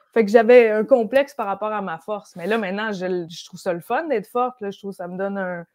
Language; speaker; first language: French; native; French